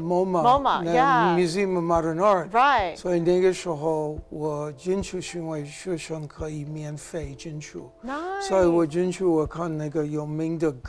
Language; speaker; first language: Chinese; non-native, learner; English